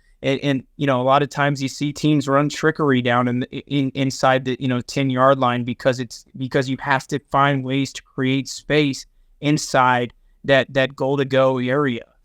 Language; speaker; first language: English; native; English